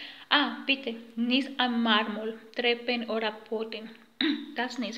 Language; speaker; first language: German; non-native, learner; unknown